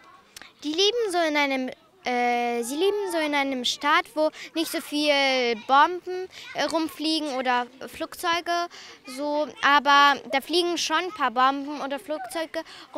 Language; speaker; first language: German; non-native, fluent; Ukrainian